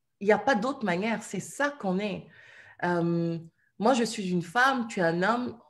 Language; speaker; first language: French; non-native, local second language; Wolof